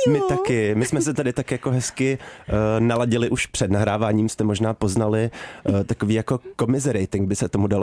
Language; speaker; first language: Czech; native; Czech